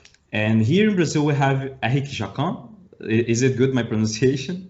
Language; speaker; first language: English; non-native, learner; Portuguese